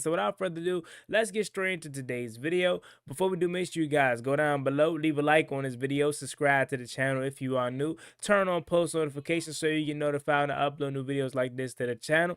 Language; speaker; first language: English; native; English